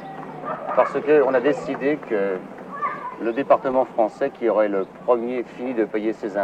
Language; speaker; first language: French; native; French